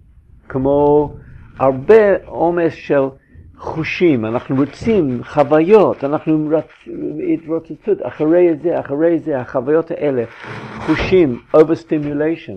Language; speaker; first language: Hebrew; non-native, fluent; English